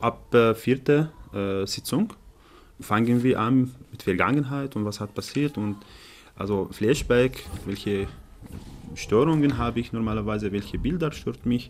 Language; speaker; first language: German; non-native, fluent; Arabic